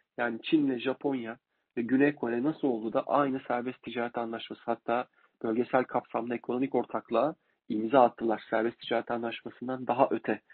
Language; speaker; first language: Turkish; native; Turkish